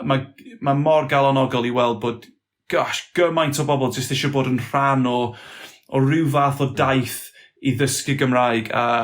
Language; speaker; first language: Welsh; non-native, local second language; English